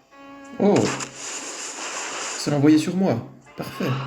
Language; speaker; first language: French; native; French